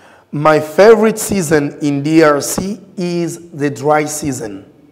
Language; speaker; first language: English; non-native, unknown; Lingala